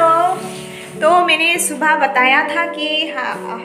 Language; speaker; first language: Hindi; non-native, local second language; Karbi